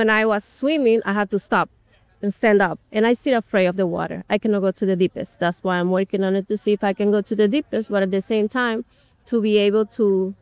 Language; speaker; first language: English; non-native, fluent; Spanish